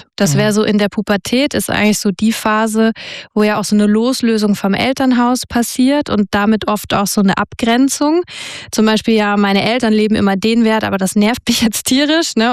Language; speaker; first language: German; native; German